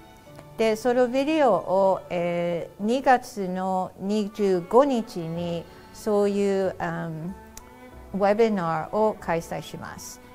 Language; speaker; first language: Japanese; early bilingual, heritage; Japanese